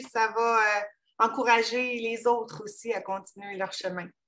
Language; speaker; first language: French; native; French